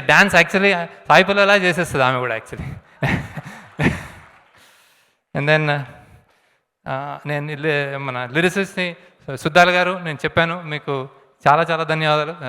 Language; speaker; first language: Telugu; native; Telugu